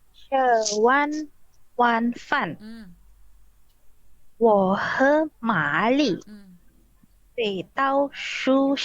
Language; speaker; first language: Chinese; non-native, learner; Indonesian